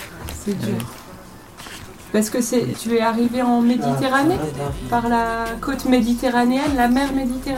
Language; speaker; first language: French; native; French